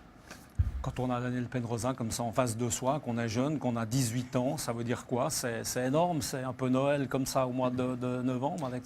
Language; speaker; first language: French; native; French